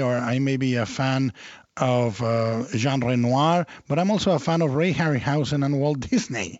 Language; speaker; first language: English; non-native, fluent; Spanish